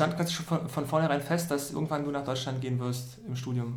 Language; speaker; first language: German; native; German